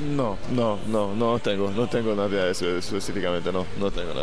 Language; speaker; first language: Spanish; non-native, fluent; Hungarian